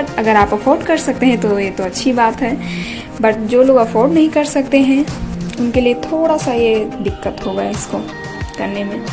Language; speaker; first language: Hindi; native; Hindi